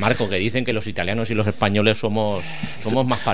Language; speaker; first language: Spanish; native; Spanish